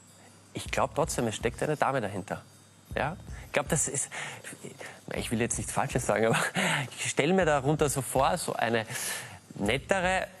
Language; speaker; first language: German; native; German